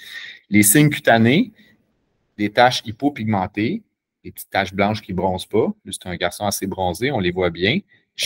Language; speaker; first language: French; native; French